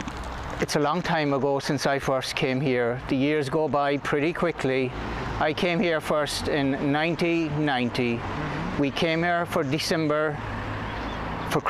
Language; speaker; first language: English; native; English